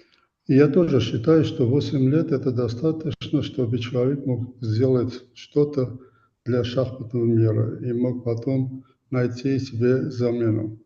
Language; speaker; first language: Russian; non-native, fluent; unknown